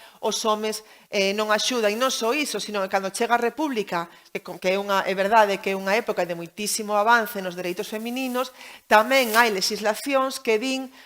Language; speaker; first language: Galician; native; Galician